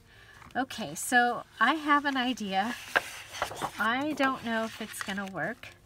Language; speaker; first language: English; native; English